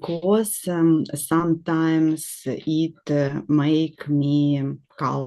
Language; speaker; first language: English; non-native, learner; Russian